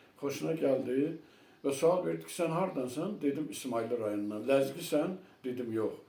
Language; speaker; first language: Azerbaijani; non-native, local second language; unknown